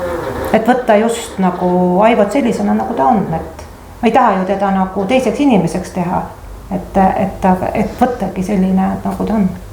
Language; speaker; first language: Estonian; native; Estonian